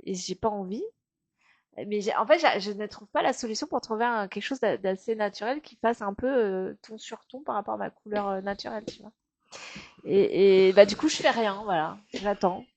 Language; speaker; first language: French; native; French